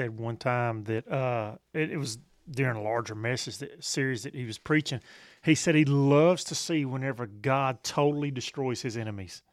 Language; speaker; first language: English; native; English